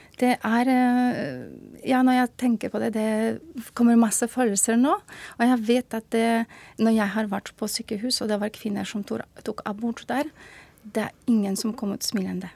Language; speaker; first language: Norwegian; non-native, fluent; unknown